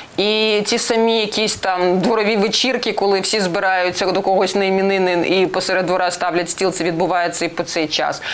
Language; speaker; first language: Ukrainian; non-native, local second language; Russian